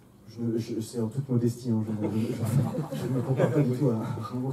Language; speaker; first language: French; native; French